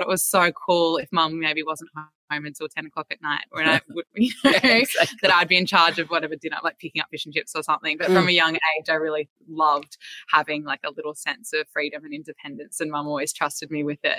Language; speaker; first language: English; native; English